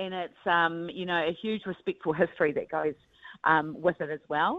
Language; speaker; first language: English; native; English